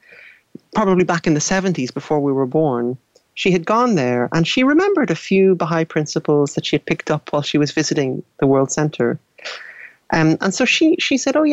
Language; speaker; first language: English; native; English